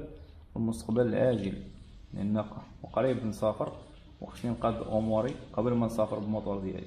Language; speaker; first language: Arabic; native; Arabic